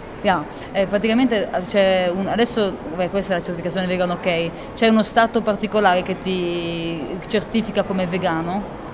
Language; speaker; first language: Italian; native; Italian